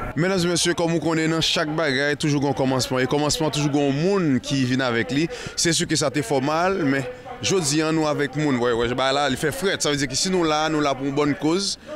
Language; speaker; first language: French; non-native, local second language; Haitian Creole